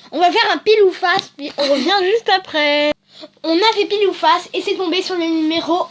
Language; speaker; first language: French; native; French